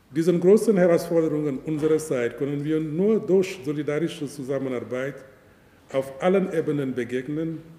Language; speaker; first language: German; non-native, fluent; Wolof